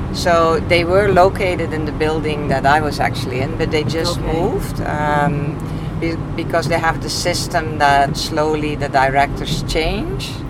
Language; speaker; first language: English; non-native, fluent; Dutch